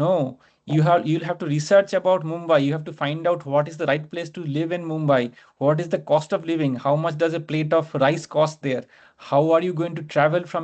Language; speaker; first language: English; non-native, local second language; Bangla